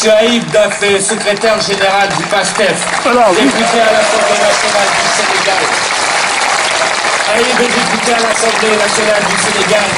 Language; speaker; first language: French; native; French